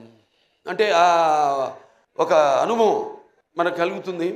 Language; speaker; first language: Telugu; native; Telugu